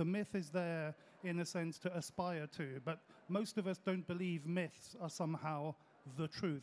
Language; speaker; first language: English; early bilingual, other home language; French